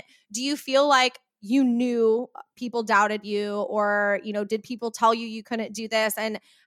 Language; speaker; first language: English; native; English